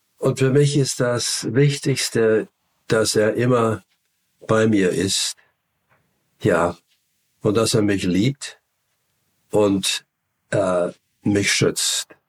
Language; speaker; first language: German; non-native, fluent; English